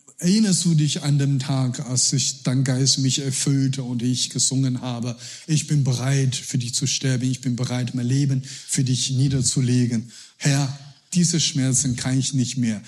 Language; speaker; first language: German; non-native, learner; Chinese